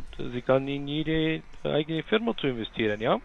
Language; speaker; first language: German; non-native, learner; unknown